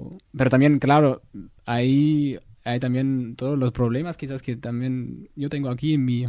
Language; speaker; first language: Spanish; non-native, fluent; German